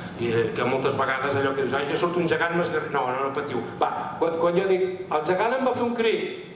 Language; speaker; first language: Catalan; non-native, local second language; Spanish